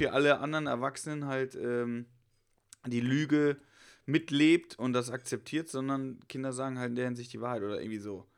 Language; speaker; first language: German; native; German